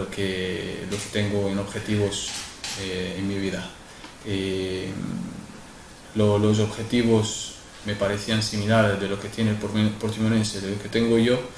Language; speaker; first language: Spanish; non-native, fluent; Arabic